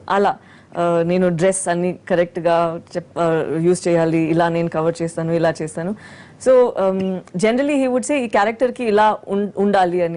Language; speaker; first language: Telugu; non-native, fluent; Tamil